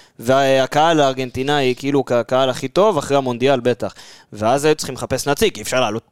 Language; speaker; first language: Hebrew; native; Hebrew